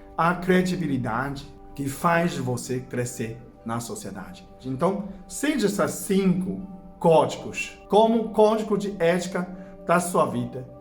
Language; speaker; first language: Portuguese; non-native, fluent; Chinese